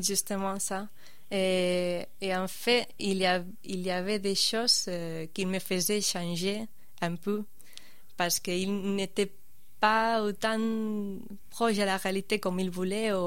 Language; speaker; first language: French; non-native, fluent; Spanish